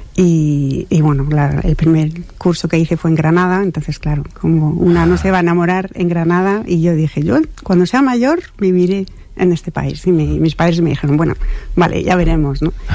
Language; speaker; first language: Spanish; non-native, fluent; French